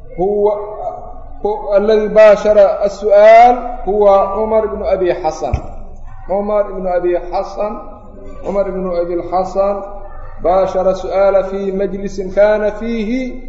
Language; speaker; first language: Arabic; non-native, local second language; Somali